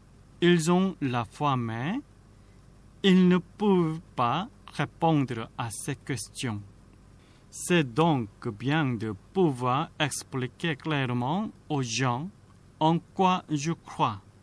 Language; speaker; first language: French; non-native, fluent; Korean